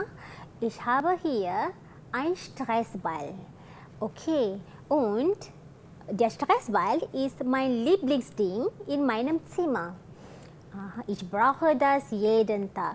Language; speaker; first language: German; non-native, fluent; Malay